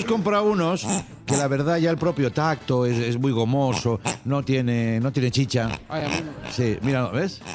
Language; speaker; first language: Spanish; native; Spanish